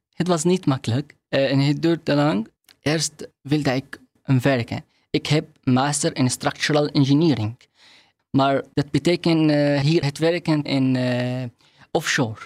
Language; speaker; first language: Dutch; non-native, learner; Arabic